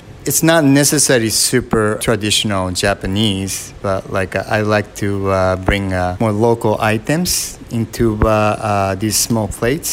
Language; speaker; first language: English; non-native, fluent; Japanese